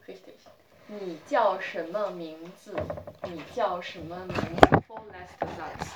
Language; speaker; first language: German; non-native, learner; Chinese